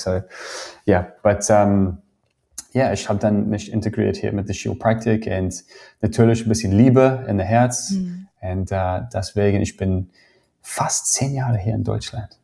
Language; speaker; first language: German; non-native, fluent; English